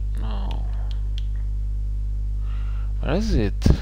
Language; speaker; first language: English; non-native, learner; Czech